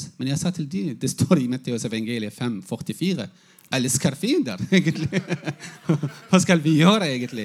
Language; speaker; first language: Norwegian; non-native, fluent; Arabic